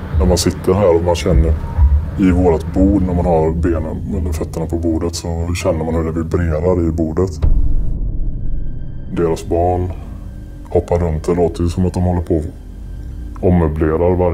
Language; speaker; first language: Swedish; native; Swedish